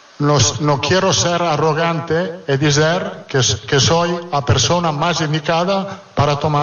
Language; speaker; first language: Portuguese; non-native, fluent; Italian